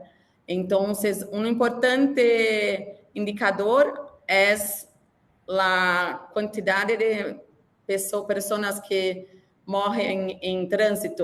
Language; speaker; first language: Spanish; non-native, learner; Portuguese